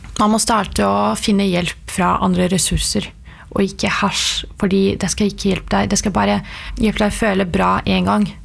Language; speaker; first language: Norwegian; non-native, fluent; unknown